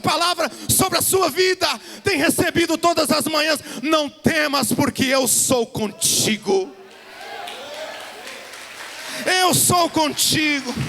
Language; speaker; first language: Portuguese; native; Portuguese